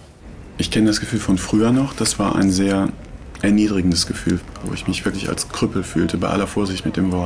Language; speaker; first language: German; native; German